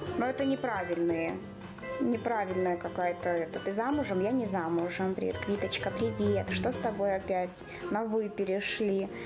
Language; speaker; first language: Russian; native; Russian